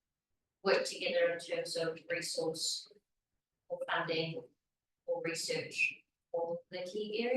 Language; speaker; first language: English; native; English